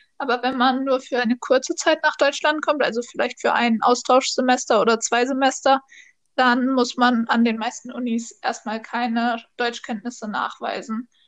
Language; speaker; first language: German; native; German